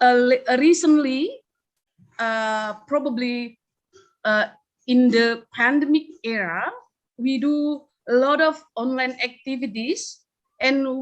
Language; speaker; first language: English; non-native, learner; Indonesian